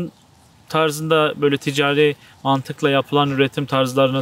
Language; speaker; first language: Turkish; native; Turkish